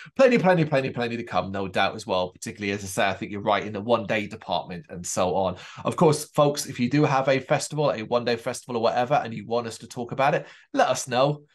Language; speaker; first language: English; native; English